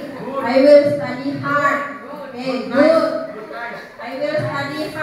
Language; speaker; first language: English; non-native, learner; Indonesian